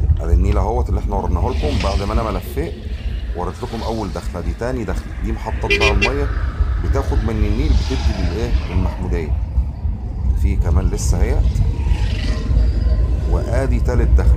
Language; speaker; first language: Arabic; native; Arabic